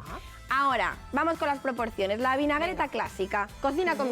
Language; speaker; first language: Spanish; native; Spanish